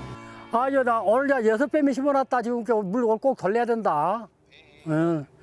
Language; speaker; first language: Korean; native; Korean